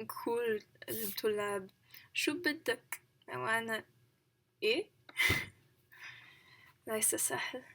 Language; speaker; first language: Arabic; non-native, learner; English